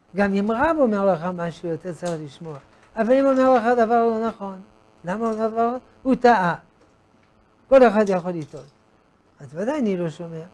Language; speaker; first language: Hebrew; non-native, fluent; French